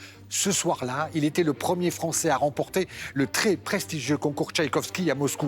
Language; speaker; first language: French; native; French